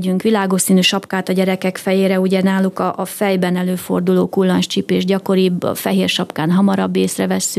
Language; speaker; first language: Hungarian; native; Hungarian